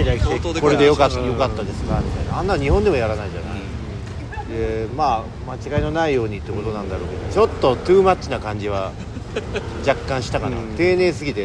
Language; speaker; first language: Japanese; native; Japanese